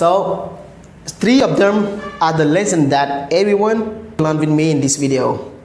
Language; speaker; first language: English; non-native, learner; Khmer